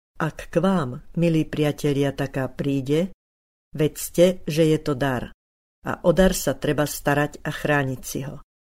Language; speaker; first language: Slovak; native; Slovak